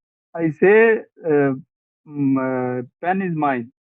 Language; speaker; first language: English; non-native, learner; Hindi